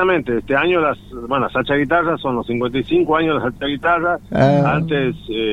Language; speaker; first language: Spanish; native; Spanish